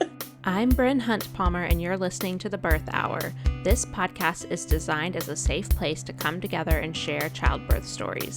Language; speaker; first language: English; native; English